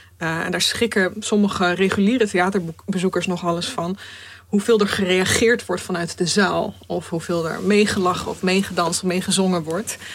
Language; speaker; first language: Dutch; early bilingual, other home language; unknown